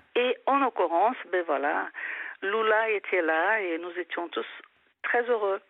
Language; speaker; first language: French; non-native, fluent; Portuguese